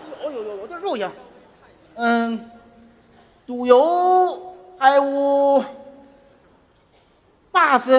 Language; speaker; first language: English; non-native, learner; Chinese